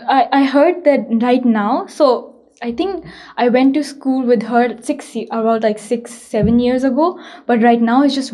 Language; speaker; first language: English; non-native, local second language; Hindi